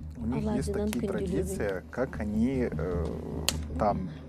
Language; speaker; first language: Russian; non-native, learner; Arabic